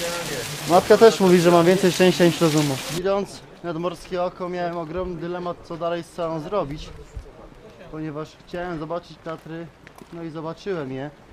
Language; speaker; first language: Polish; native; Polish